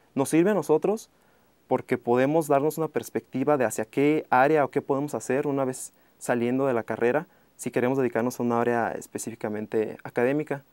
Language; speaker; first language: Spanish; native; Spanish